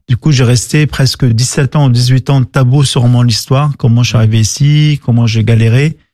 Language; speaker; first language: French; non-native, local second language; Arabic